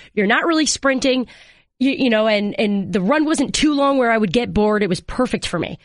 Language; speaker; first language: English; native; English